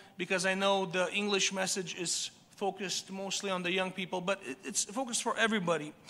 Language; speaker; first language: English; early bilingual, other home language; Romanian